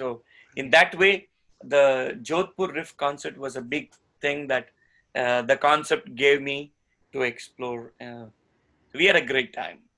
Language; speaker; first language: English; non-native, local second language; Tamil